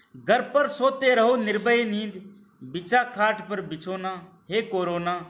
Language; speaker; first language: Hindi; native; Hindi